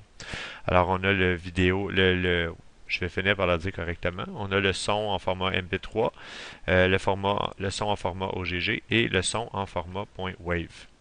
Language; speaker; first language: French; native; French